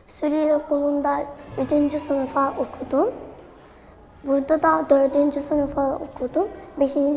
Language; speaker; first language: Turkish; non-native, learner; Arabic